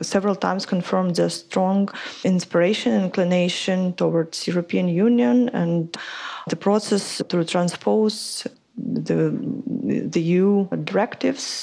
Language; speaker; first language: English; non-native, fluent; Ukrainian